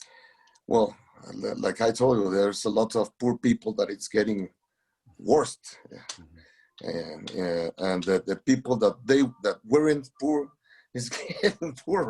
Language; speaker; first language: English; non-native, learner; Spanish